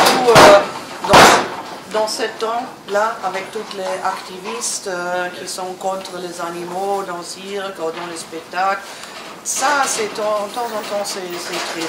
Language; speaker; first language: French; non-native, learner; German